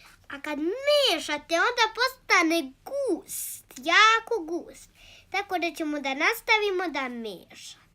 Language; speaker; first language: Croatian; early bilingual, heritage; Croatian